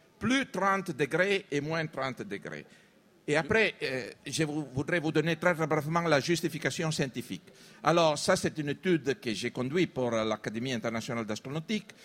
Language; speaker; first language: French; non-native, fluent; Italian